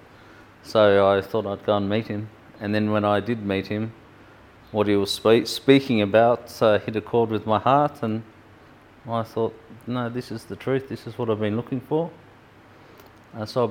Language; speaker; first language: English; native; English